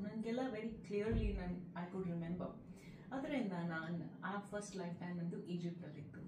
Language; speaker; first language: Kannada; non-native, local second language; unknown